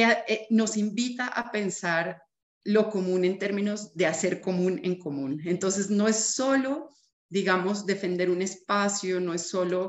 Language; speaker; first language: Spanish; native; Spanish